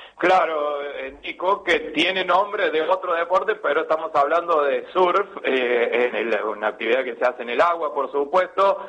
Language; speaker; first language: Spanish; native; Spanish